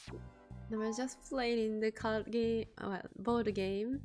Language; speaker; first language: English; non-native, learner; Japanese